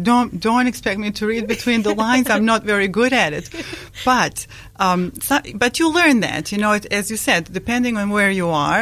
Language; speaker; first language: English; non-native, fluent; Bosnian